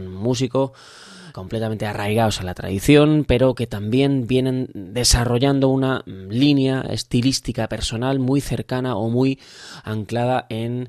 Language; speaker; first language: Spanish; native; Spanish